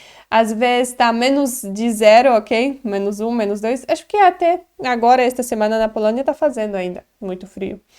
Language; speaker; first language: Portuguese; non-native, fluent; Polish